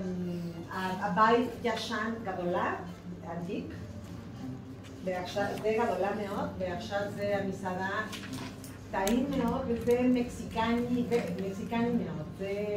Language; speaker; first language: Hebrew; non-native, learner; Spanish